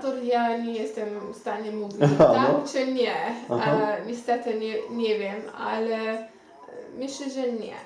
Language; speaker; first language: Polish; non-native, learner; Xhosa